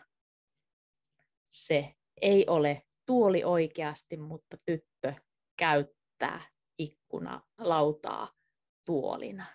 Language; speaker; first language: Finnish; native; Finnish